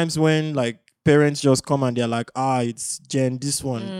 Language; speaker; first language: English; non-native, local second language; Yoruba